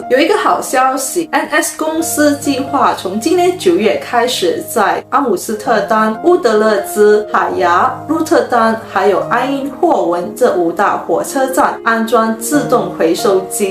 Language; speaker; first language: Chinese; native; Chinese